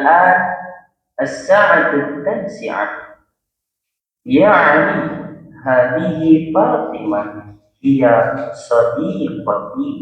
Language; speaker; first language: Arabic; non-native, learner; Indonesian